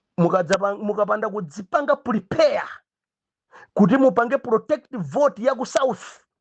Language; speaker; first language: Nyanja; native; Nyanja